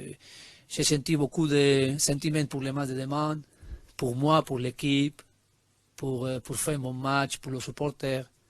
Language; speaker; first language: French; non-native, learner; Spanish